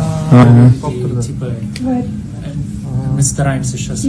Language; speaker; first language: Russian; non-native, local second language; Kyrgyz